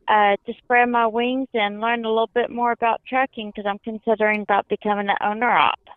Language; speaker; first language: English; native; English